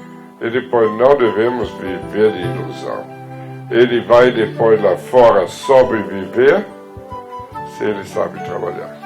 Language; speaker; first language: Portuguese; non-native, fluent; German